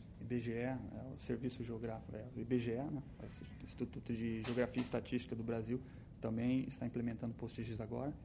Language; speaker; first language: Portuguese; native; Portuguese